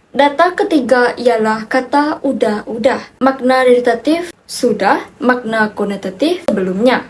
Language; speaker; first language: Malay; non-native, local second language; Iban